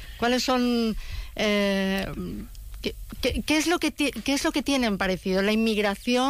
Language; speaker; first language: Spanish; native; Spanish